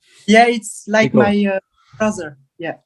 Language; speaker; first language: English; non-native, learner; French